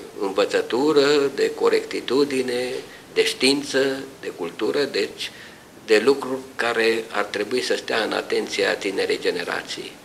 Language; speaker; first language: Romanian; native; Romanian